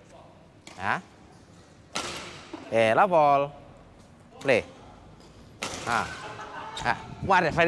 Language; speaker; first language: English; non-native, fluent; Indonesian